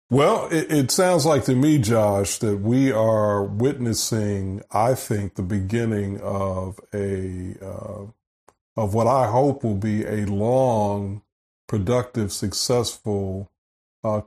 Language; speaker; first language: English; native; English